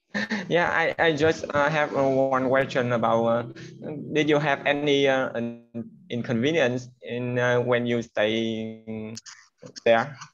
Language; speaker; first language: English; non-native, learner; Vietnamese